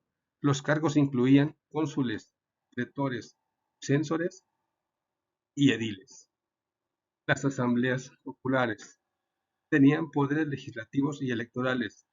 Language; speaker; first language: Spanish; native; Spanish